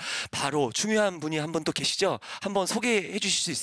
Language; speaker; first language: Korean; native; Korean